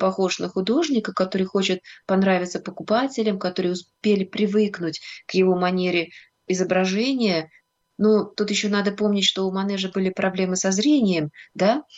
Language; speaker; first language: Russian; native; Russian